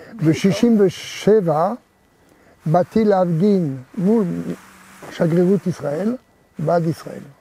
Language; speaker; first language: Hebrew; non-native, fluent; French